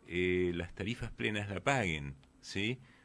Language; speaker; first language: Spanish; native; Spanish